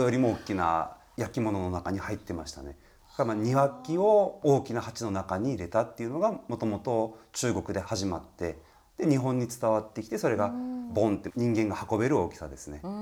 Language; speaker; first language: Japanese; native; Japanese